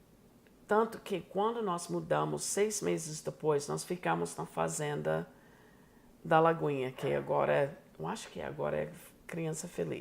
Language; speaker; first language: Portuguese; non-native, fluent; English